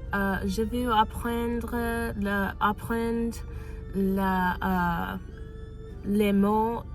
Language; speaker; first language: French; non-native, learner; English